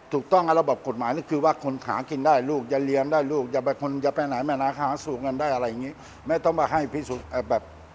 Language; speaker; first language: Thai; non-native, fluent; Rohingya